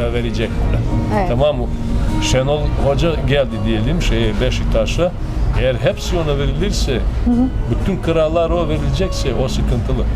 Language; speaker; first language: Turkish; non-native, fluent; Serbian